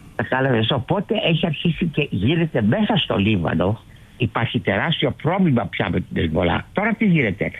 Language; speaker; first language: Greek; early bilingual, heritage; Greek